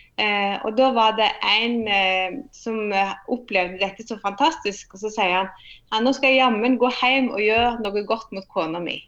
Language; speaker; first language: Norwegian; native; Norwegian